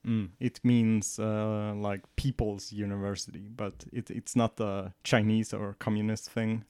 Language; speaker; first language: English; non-native, fluent; Swedish